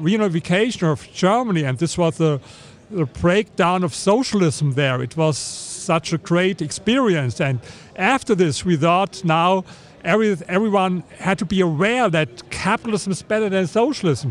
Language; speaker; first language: English; non-native, fluent; German